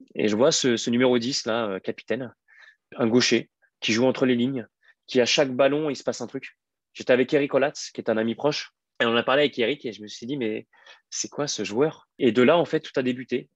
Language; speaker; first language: French; native; French